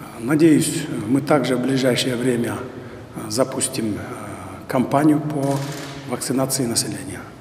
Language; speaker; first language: Russian; non-native, local second language; Kyrgyz